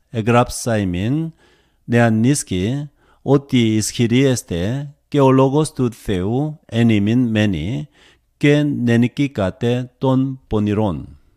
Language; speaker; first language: Greek; non-native, learner; Korean